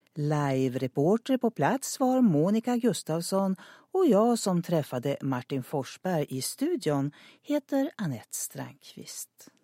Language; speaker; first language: Swedish; native; Swedish